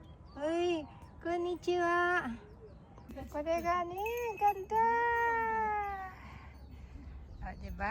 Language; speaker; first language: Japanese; non-native, fluent; Filipino